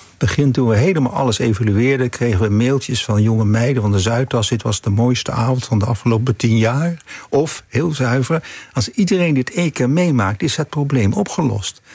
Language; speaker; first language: Dutch; native; Dutch